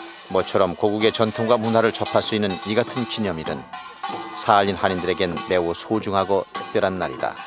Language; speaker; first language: Korean; native; Korean